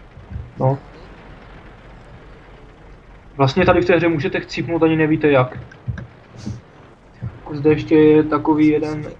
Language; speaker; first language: Czech; native; Czech